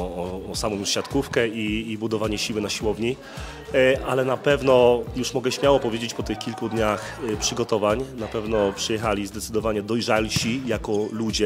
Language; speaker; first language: Polish; native; Polish